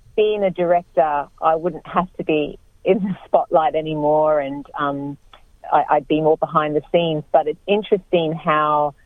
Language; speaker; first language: English; native; English